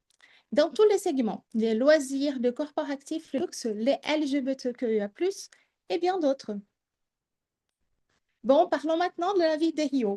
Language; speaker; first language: French; non-native, fluent; Portuguese